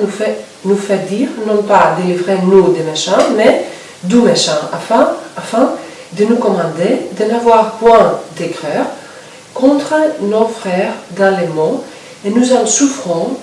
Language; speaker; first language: French; non-native, fluent; Greek